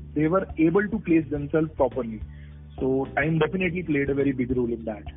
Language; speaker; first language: English; non-native, local second language; Punjabi